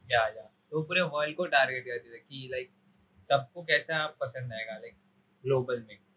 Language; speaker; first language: Hindi; non-native, local second language; Marathi